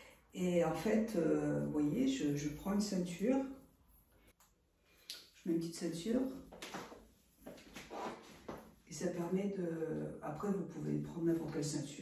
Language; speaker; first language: French; native; French